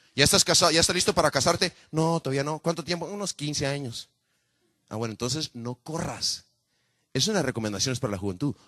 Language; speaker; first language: Spanish; native; Spanish